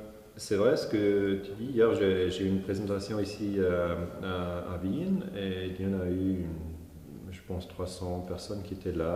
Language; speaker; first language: French; non-native, local second language; German